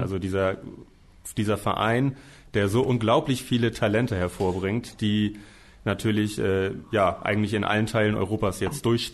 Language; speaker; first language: German; native; German